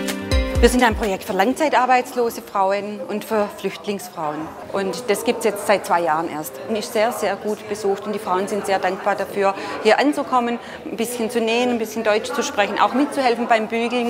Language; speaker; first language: German; native; German